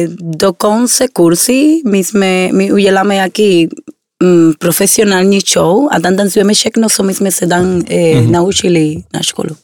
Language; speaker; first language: Czech; non-native, learner; Spanish